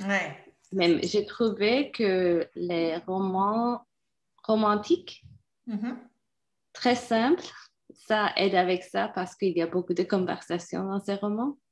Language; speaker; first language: French; non-native, fluent; Turkish